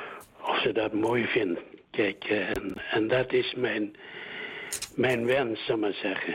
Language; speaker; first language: Dutch; early bilingual, other home language; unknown